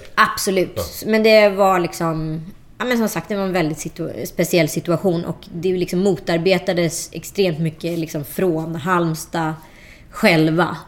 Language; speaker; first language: Swedish; early bilingual, other home language; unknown